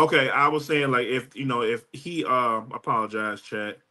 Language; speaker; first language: English; native; English